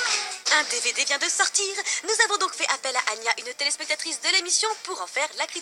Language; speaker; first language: French; native; French